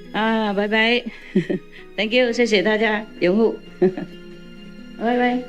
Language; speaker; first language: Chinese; non-native, fluent; Vietnamese